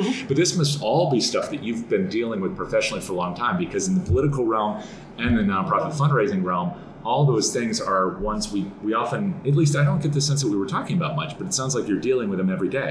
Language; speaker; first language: English; native; English